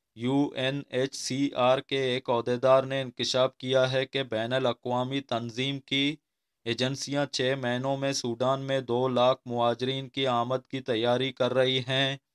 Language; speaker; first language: Urdu; non-native, local second language; Baluchi